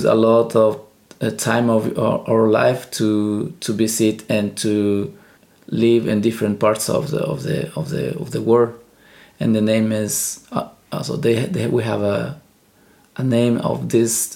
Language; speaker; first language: English; non-native, learner; Spanish